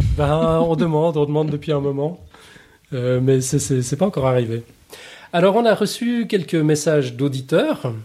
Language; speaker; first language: French; native; French